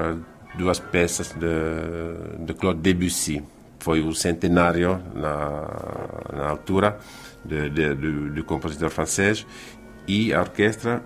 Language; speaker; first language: Portuguese; non-native, fluent; Finnish